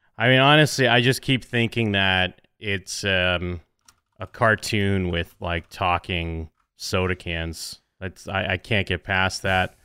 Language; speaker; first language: English; native; English